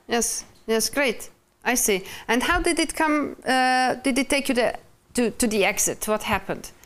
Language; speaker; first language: English; non-native, fluent; Hungarian